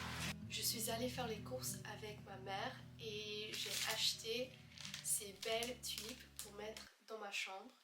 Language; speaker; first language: French; non-native, fluent; English